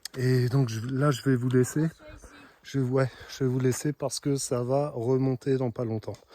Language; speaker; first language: French; native; French